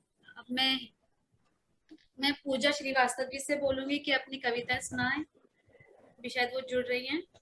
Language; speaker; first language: Hindi; native; Hindi